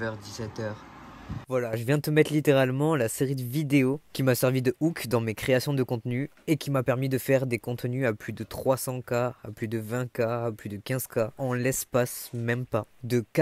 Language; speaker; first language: French; native; French